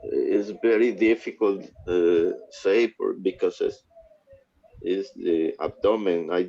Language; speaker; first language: English; non-native, learner; Spanish